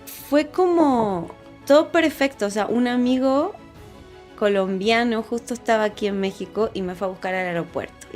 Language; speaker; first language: Spanish; native; Spanish